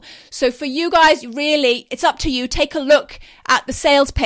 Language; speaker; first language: English; native; English